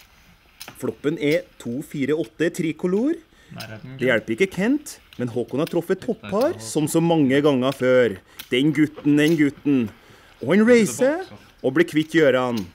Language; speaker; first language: Norwegian; native; Norwegian